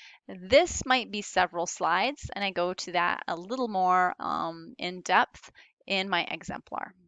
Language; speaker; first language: English; native; English